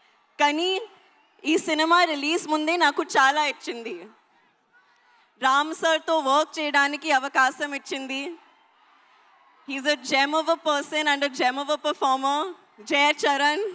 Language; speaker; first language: Telugu; non-native, learner; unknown